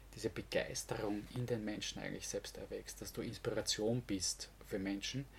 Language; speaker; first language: German; native; German